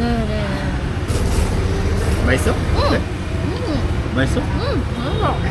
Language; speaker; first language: Korean; non-native, learner; Vietnamese